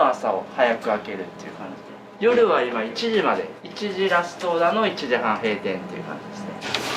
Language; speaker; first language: Japanese; native; Japanese